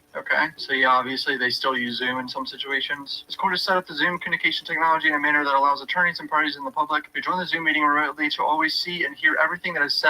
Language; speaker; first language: English; native; English